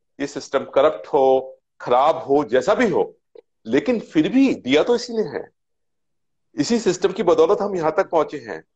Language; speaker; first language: Hindi; native; Hindi